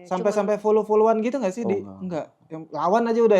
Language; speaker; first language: Indonesian; native; Indonesian